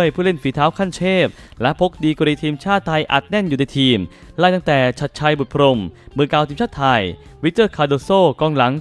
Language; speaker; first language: Thai; native; Thai